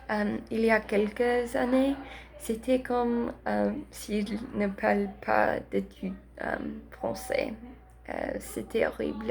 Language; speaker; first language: French; non-native, learner; Spanish